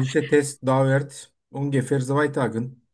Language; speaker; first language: German; non-native, learner; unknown